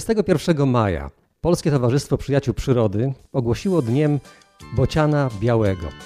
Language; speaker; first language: Polish; native; Polish